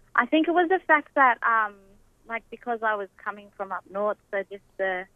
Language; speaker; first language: English; native; English